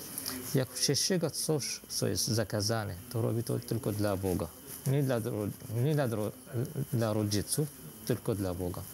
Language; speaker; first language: Polish; non-native, fluent; Arabic